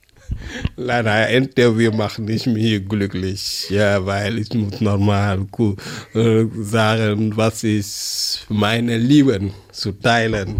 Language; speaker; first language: German; non-native, learner; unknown